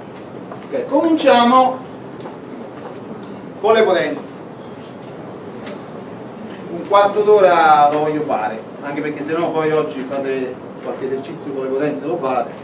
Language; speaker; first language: Italian; native; Italian